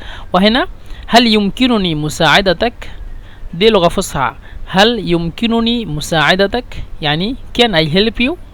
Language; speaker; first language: Arabic; non-native, fluent; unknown